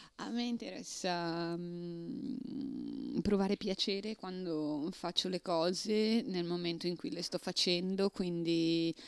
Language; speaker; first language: Italian; native; Italian